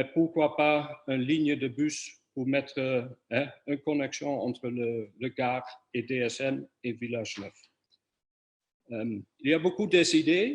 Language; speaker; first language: French; non-native, fluent; Dutch